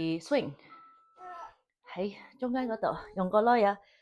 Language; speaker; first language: Cantonese; early bilingual, heritage; Cantonese